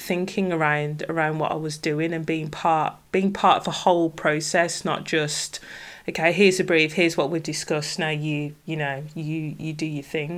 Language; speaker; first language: English; native; English